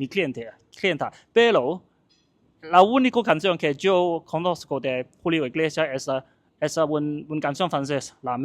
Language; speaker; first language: Spanish; non-native, learner; Chinese